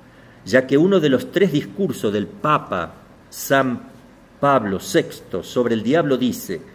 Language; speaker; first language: Spanish; native; Spanish